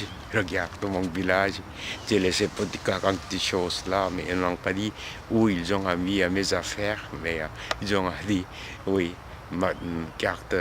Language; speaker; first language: French; non-native, learner; Korean